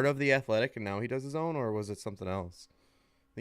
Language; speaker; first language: English; native; English